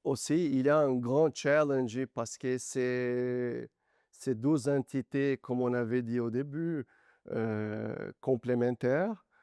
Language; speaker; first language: French; non-native, fluent; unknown